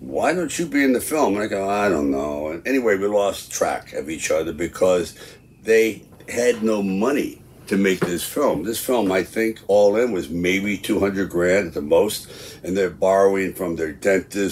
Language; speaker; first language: English; native; English